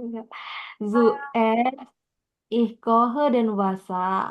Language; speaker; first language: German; non-native, learner; Indonesian